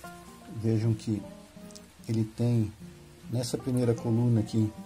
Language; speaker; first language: Portuguese; native; Portuguese